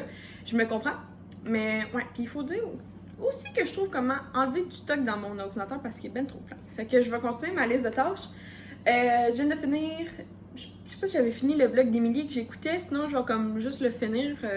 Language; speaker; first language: French; native; French